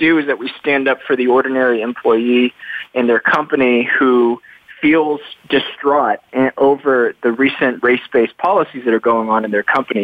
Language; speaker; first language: English; native; English